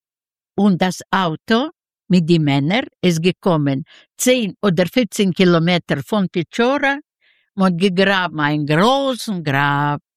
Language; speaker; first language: German; non-native, learner; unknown